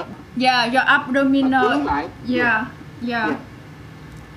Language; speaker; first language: English; non-native, learner; Vietnamese